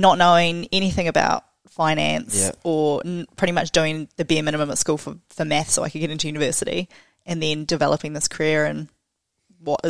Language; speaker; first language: English; native; English